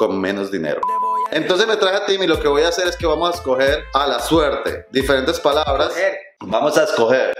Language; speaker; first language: Spanish; native; Spanish